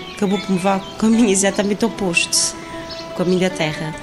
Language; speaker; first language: Portuguese; native; Portuguese